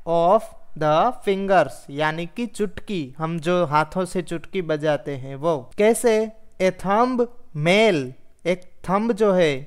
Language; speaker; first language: Hindi; non-native, local second language; Gujarati